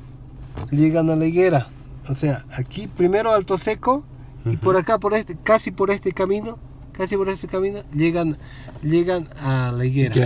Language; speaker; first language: Spanish; native; Spanish